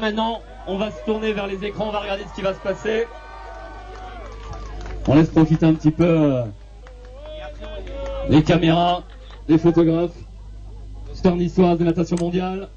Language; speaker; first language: French; native; French